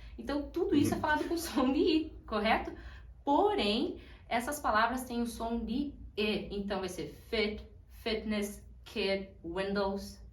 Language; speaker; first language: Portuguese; native; Portuguese